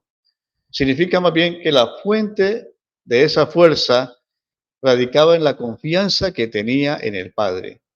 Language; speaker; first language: Spanish; native; Spanish